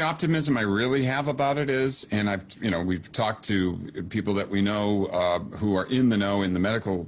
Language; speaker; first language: English; native; English